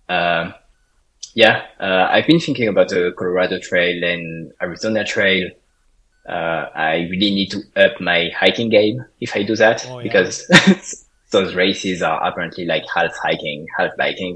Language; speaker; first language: English; non-native, fluent; French